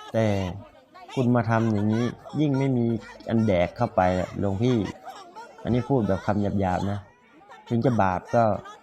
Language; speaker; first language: Thai; native; Thai